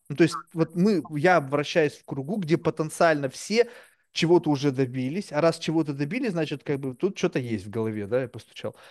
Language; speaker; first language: Russian; native; Russian